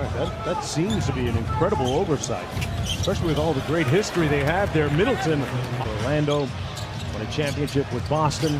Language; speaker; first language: English; native; English